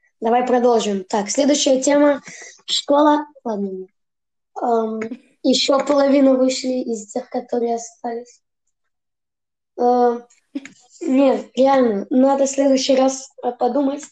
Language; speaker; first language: Russian; early bilingual, heritage; Russian